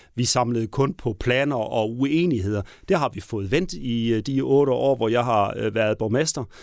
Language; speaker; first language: Danish; native; Danish